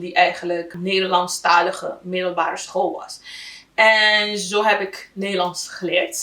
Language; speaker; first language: Dutch; non-native, local second language; Haitian Creole